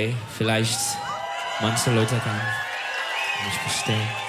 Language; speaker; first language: German; non-native, learner; Turkish